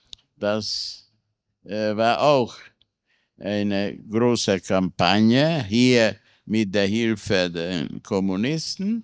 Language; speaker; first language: German; non-native, fluent; Hungarian